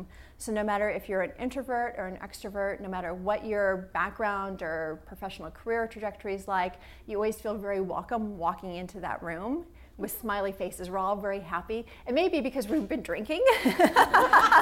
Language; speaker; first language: English; native; English